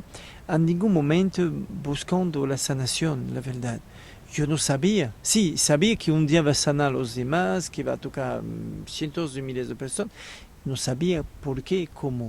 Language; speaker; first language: Spanish; non-native, learner; French